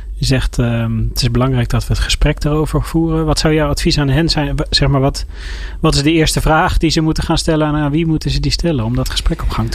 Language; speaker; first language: Dutch; native; Dutch